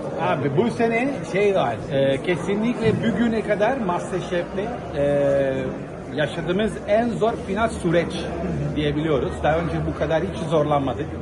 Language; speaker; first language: Turkish; non-native, fluent; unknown